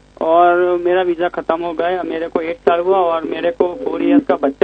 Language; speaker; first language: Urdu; non-native, local second language; Punjabi